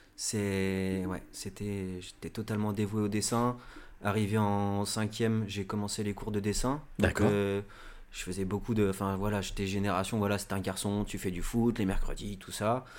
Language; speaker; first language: French; native; French